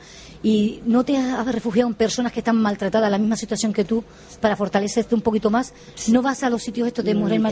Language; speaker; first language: Spanish; native; Spanish